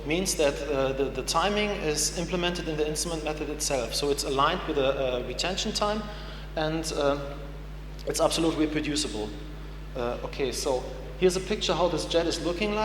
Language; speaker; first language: English; non-native, fluent; German